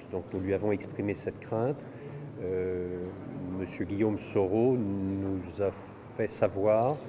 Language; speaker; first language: French; native; French